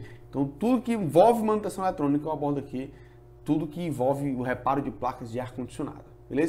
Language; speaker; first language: Portuguese; native; Portuguese